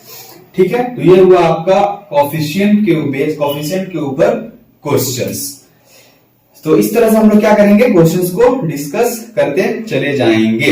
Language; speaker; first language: Hindi; native; Hindi